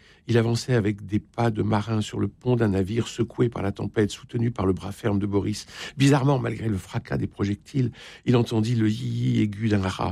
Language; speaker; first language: French; native; French